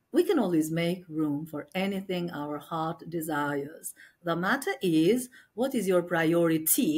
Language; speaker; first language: English; non-native, fluent; Albanian